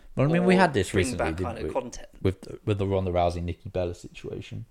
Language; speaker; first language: English; native; English